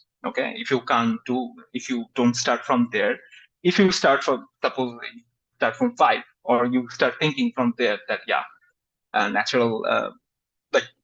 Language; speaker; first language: English; non-native, fluent; Bangla